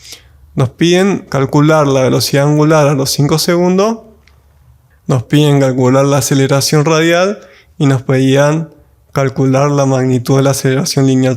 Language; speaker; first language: Spanish; native; Spanish